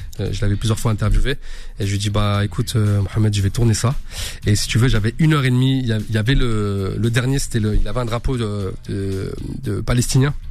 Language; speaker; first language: French; early bilingual, other home language; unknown